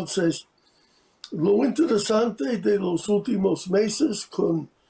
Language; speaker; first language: Spanish; non-native, fluent; English